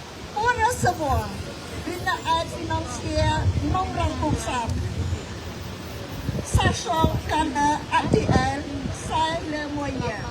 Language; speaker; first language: French; non-native, fluent; Khmer